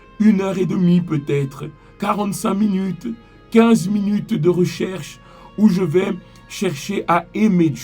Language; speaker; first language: French; native; French